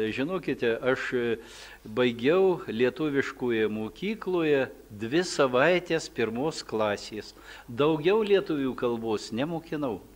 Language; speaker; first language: Lithuanian; early bilingual, heritage; Lithuanian